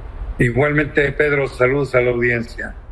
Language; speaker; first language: Spanish; native; Spanish